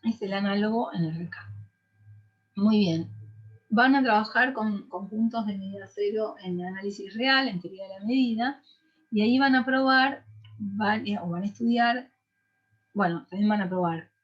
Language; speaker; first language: Spanish; native; Spanish